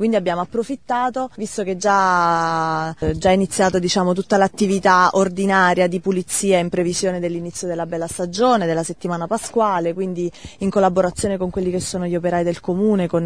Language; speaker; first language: Italian; native; Italian